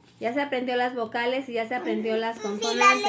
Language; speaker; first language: Spanish; native; Spanish